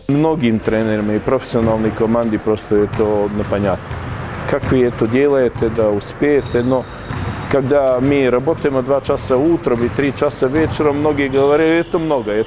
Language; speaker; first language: Russian; non-native, fluent; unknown